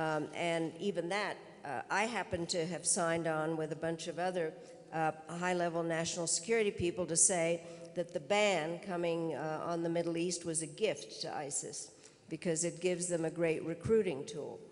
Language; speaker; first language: English; early bilingual, other home language; Czech